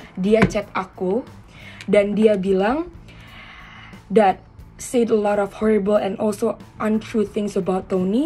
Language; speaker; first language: English; non-native, fluent; Indonesian